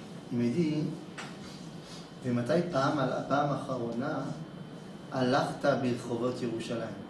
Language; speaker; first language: Hebrew; non-native, fluent; French